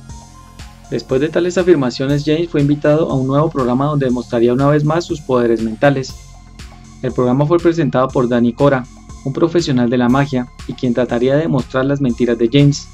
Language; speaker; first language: Spanish; native; Spanish